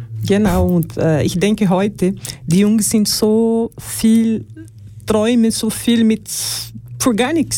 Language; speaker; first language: German; non-native, learner; Portuguese